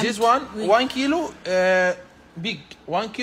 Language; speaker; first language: English; non-native, learner; Turkish